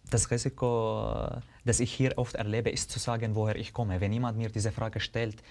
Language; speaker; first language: German; non-native, fluent; Arabic